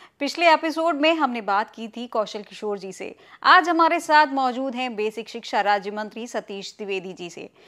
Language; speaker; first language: Hindi; native; Hindi